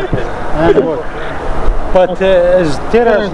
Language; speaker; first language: English; non-native, learner; Arabic